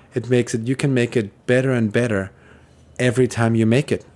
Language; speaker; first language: English; non-native, fluent; German